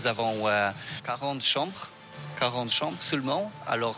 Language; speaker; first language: French; non-native, fluent; Polish